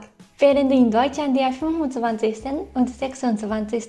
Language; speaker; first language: German; non-native, fluent; Japanese